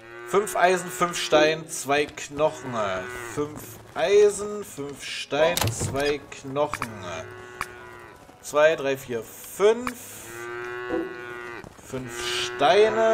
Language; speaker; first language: German; native; German